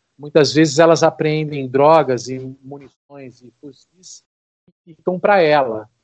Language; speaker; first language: Portuguese; native; Portuguese